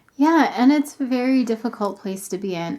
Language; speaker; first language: English; native; English